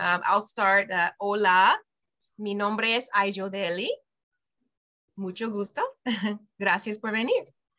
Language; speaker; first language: Spanish; non-native, fluent; English